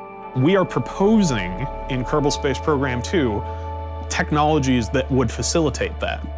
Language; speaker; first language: English; native; English